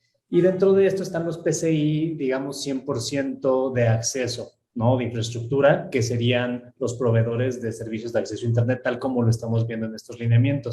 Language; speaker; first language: Spanish; native; Spanish